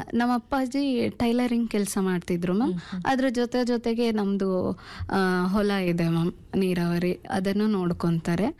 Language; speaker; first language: Kannada; non-native, local second language; Urdu